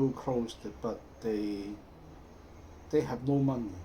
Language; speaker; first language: English; non-native, learner; Cantonese